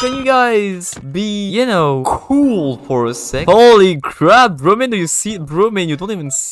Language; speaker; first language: English; non-native, fluent; French